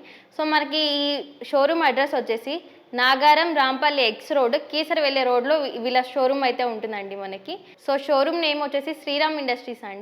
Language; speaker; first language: Telugu; native; Telugu